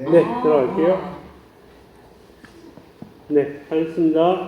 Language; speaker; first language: Korean; native; Korean